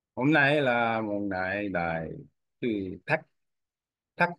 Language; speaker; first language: Vietnamese; non-native, learner; Korean